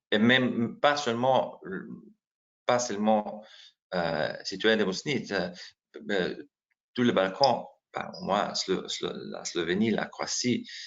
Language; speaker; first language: French; non-native, fluent; Slovenian